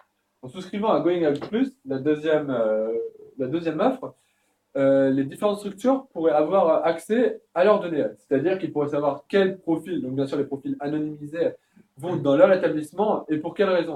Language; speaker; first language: French; native; French